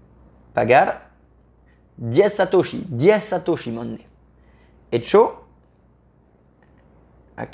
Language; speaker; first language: Spanish; non-native, fluent; French